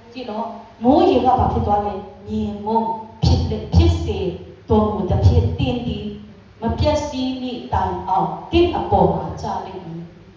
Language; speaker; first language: Burmese; non-native, local second language; Kachin